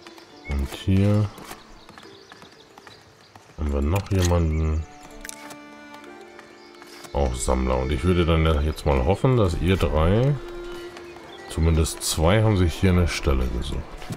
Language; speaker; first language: German; native; German